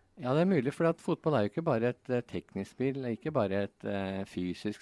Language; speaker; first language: Norwegian; native; Norwegian